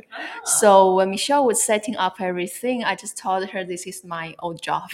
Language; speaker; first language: English; non-native, fluent; Chinese